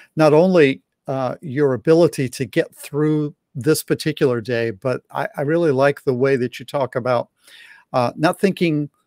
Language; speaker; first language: English; native; English